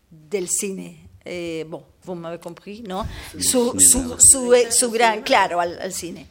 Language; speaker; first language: French; non-native, learner; Spanish